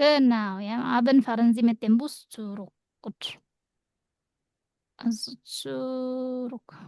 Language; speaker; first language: German; non-native, fluent; Indonesian